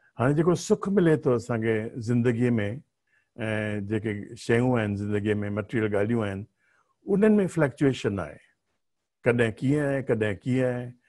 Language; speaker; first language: Sindhi; early bilingual, heritage; Sindhi